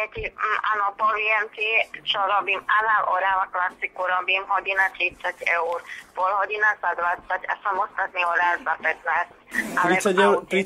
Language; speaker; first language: Slovak; non-native, local second language; Hungarian